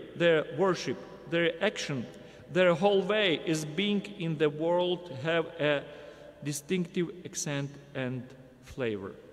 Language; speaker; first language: English; non-native, fluent; Ukrainian